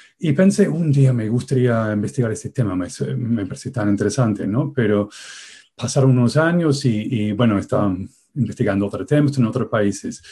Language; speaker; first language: Spanish; non-native, fluent; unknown